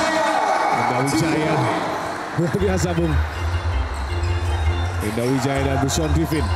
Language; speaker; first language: Indonesian; native; Indonesian